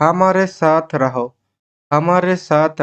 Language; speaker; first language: Hindi; non-native, learner; Bangla